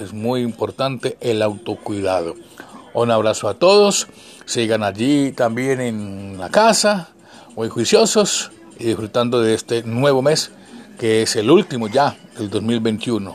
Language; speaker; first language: Spanish; native; Spanish